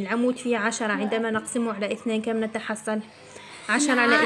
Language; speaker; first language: Arabic; native; Arabic